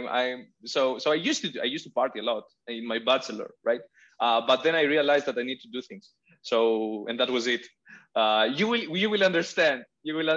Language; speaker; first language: English; non-native, fluent; Greek